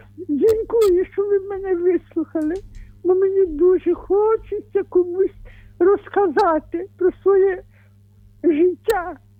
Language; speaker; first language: Ukrainian; native; Ukrainian